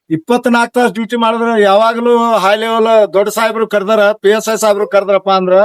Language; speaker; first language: Kannada; native; Kannada